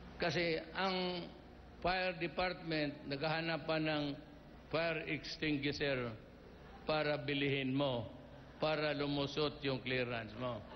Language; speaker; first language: Filipino; non-native, local second language; Cebuano